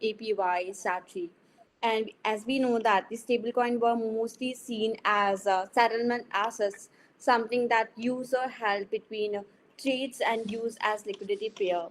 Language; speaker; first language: English; non-native, fluent; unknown